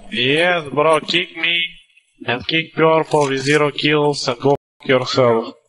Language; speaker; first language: English; non-native, learner; Russian